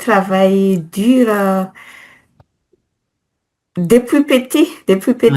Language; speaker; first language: French; non-native, learner; Malagasy